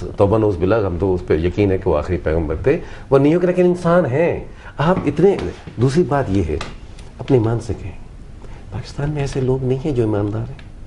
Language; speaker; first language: Urdu; non-native, local second language; Punjabi